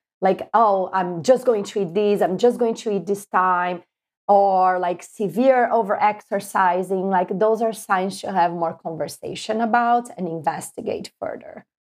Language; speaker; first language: English; non-native, fluent; Spanish